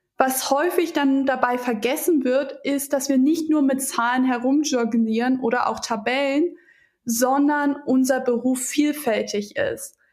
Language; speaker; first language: German; early bilingual, other home language; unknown